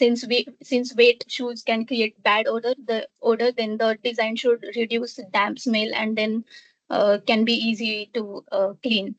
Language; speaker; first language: English; non-native, learner; Chinese